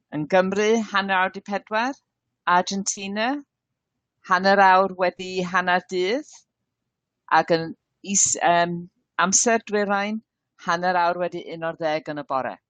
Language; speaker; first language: Welsh; non-native, learner; English